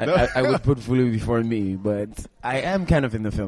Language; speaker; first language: English; non-native, local second language; Igbo